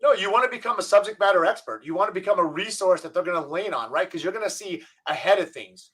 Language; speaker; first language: English; native; English